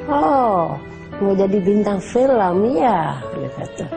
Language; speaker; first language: Malay; native; Malay